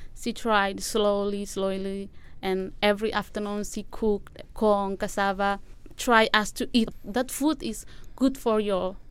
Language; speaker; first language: English; non-native, learner; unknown